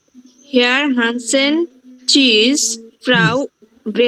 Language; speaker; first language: German; non-native, learner; Bangla